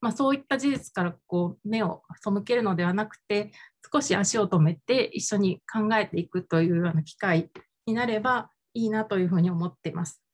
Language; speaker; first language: Japanese; native; Japanese